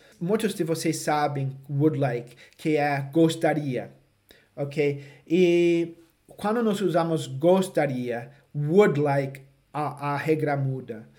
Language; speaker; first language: Portuguese; non-native, fluent; English